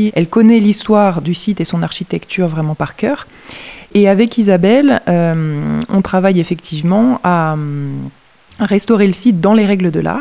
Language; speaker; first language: French; native; French